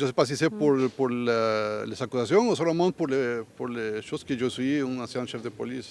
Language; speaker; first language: French; non-native, learner; Spanish